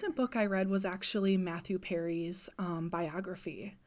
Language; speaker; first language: English; native; English